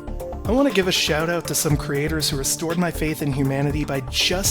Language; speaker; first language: English; native; English